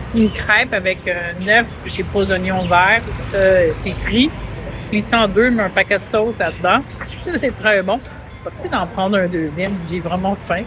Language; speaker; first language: French; native; French